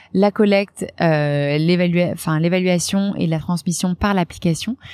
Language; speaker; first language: French; native; French